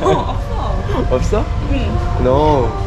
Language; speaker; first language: English; non-native, learner; Korean